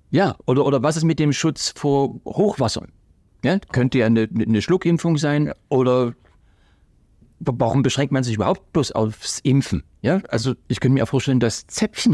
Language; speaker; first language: German; native; German